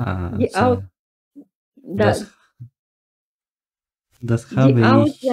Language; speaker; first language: German; non-native, learner; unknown